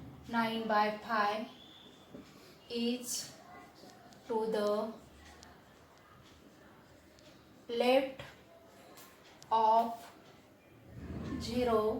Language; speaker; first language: English; non-native, local second language; Marathi